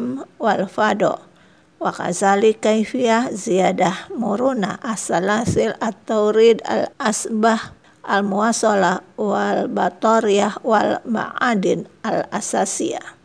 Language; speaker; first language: Arabic; non-native, learner; Indonesian